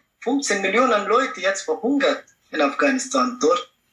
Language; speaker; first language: German; non-native, learner; Pashto